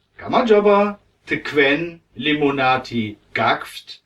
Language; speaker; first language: Georgian; non-native, learner; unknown